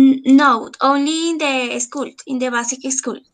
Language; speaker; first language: English; non-native, learner; Spanish